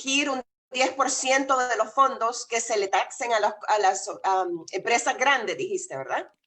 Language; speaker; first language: Spanish; native; Spanish